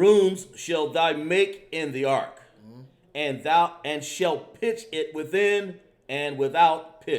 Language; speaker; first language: English; native; English